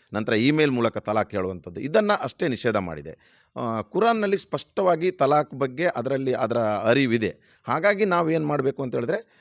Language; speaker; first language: Kannada; non-native, local second language; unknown